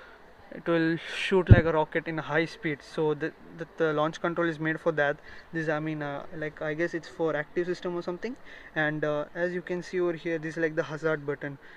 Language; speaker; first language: English; non-native, fluent; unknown